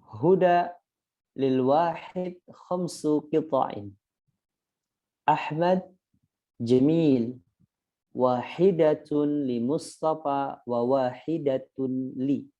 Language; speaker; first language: Arabic; non-native, fluent; Indonesian